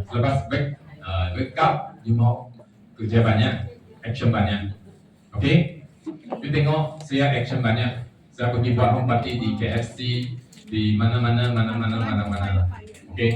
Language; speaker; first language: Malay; non-native, local second language; Chinese